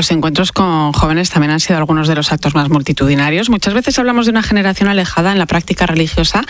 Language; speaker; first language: Spanish; native; Spanish